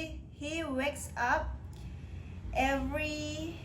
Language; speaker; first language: English; non-native, learner; Indonesian